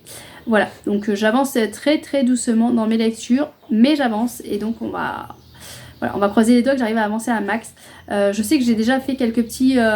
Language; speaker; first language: French; native; French